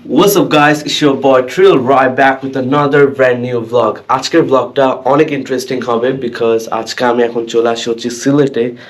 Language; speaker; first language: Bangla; early bilingual, heritage; Bangla